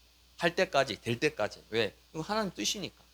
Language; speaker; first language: Korean; native; Korean